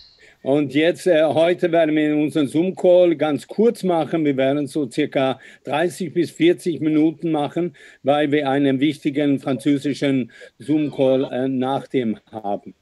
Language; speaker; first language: German; non-native, fluent; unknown